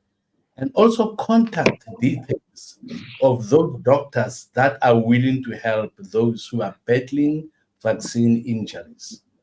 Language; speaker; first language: English; non-native, local second language; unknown